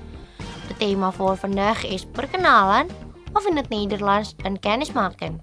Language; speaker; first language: Dutch; non-native, fluent; Indonesian